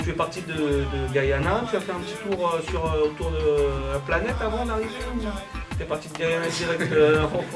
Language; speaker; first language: French; native; French